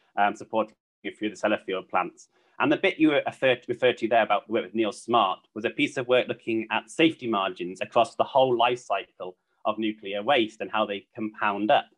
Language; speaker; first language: English; native; English